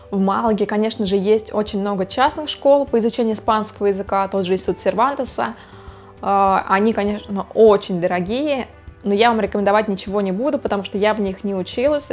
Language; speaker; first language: Russian; native; Russian